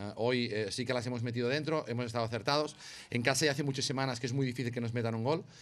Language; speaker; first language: Spanish; non-native, local second language; Catalan